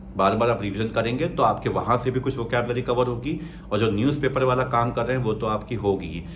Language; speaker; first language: Hindi; native; Hindi